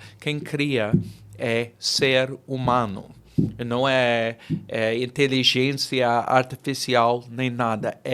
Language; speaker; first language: Portuguese; non-native, fluent; English